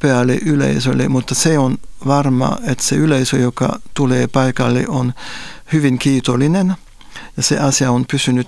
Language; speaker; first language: Finnish; non-native, fluent; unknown